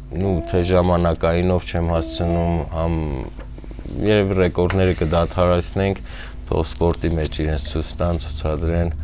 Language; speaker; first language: Armenian; native; Armenian